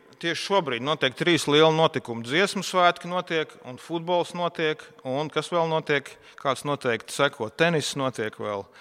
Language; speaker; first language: Latvian; non-native, local second language; Russian